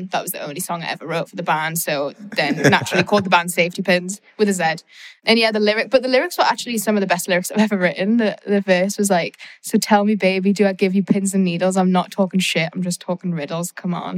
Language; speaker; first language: English; native; English